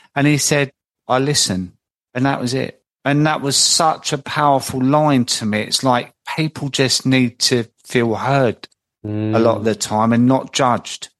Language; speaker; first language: English; native; English